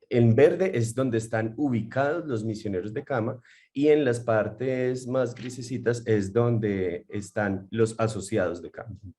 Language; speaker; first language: Spanish; native; Spanish